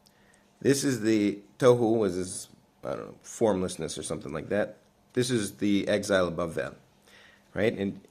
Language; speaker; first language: English; native; English